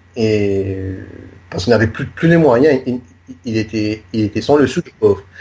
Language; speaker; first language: French; non-native, local second language; Morisyen